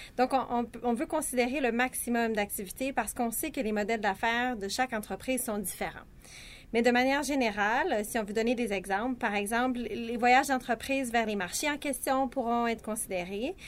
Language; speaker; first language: French; native; French